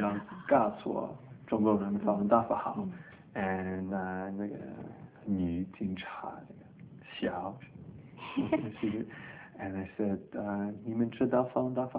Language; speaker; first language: Chinese; early bilingual, heritage; Chinese